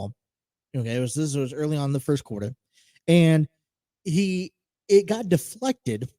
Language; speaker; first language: English; native; English